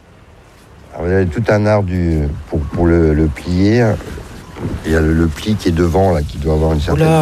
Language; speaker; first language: French; native; French